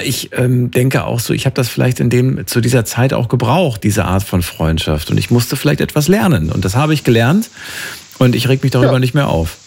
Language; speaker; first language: German; native; German